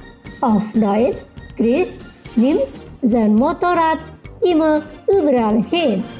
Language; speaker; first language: German; non-native, fluent; Indonesian